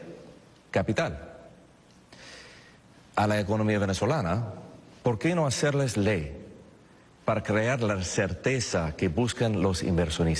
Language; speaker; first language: Spanish; non-native, fluent; English